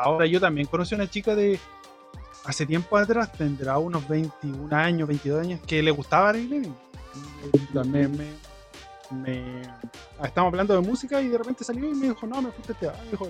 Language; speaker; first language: Spanish; native; Spanish